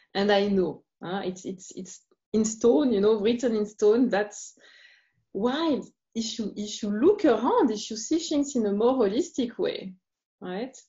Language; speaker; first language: English; non-native, fluent; French